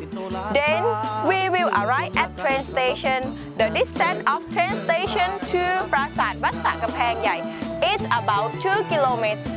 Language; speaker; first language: English; non-native, learner; Thai